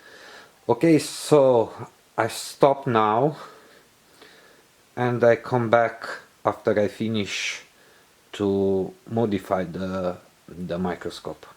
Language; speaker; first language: English; non-native, learner; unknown